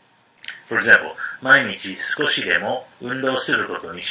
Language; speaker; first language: Japanese; non-native, fluent; English